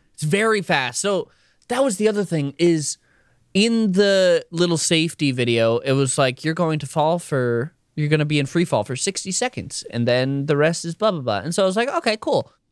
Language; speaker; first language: English; native; English